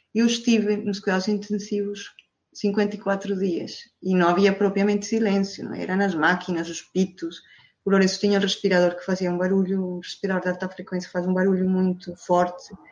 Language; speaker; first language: Portuguese; non-native, fluent; Spanish